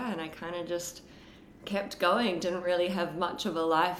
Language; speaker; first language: English; native; English